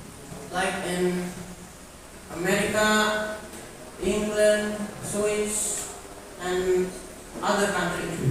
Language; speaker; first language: English; non-native, learner; Indonesian